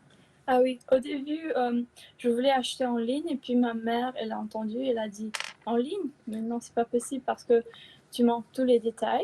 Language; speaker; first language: French; non-native, fluent; Chinese